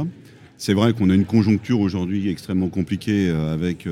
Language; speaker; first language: French; native; French